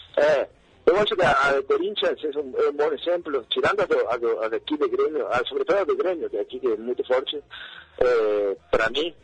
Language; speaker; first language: Portuguese; non-native, fluent; Spanish